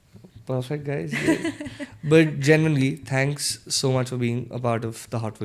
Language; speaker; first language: English; non-native, local second language; Hindi